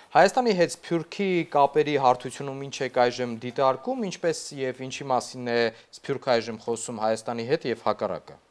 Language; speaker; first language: Armenian; native; Armenian